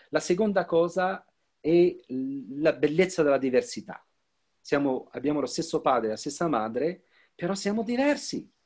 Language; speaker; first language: Italian; non-native, fluent; Arabic